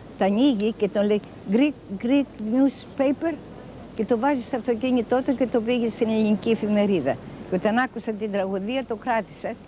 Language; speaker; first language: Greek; native; Greek